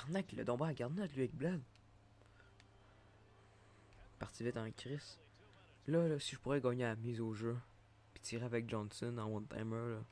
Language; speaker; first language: French; native; French